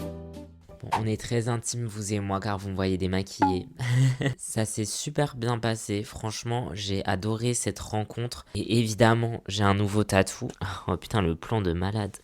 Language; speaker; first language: French; native; French